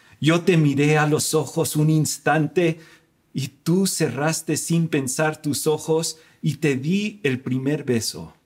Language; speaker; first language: Spanish; native; Spanish